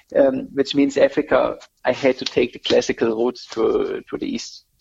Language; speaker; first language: English; non-native, fluent; German